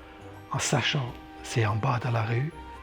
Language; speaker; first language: French; non-native, local second language; German